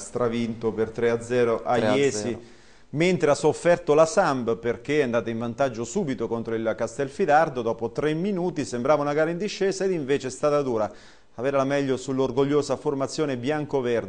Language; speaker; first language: Italian; native; Italian